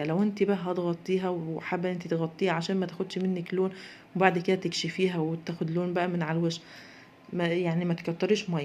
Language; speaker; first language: Arabic; native; Arabic